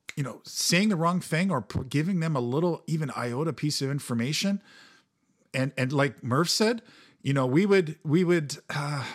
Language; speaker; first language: English; native; English